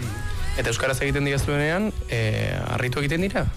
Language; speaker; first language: Basque; native; Basque